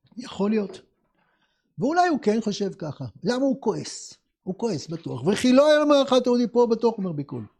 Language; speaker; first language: Hebrew; native; Hebrew